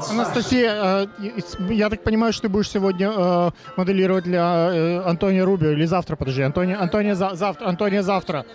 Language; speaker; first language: Russian; native; Russian